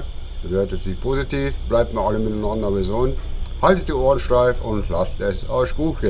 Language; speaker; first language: German; native; German